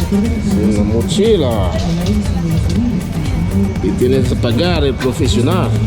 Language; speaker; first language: Spanish; non-native, learner; Haitian Creole